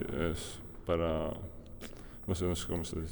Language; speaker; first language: Spanish; non-native, fluent; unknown